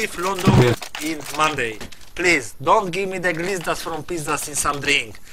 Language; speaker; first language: English; non-native, learner; Polish